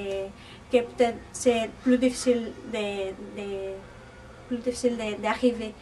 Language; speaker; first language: French; non-native, fluent; Spanish